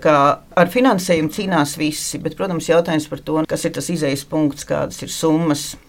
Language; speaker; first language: Latvian; native; Latvian